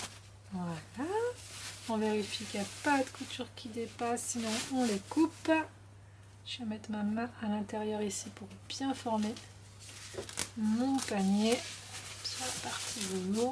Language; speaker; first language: French; native; French